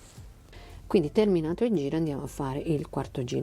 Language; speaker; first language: Italian; native; Italian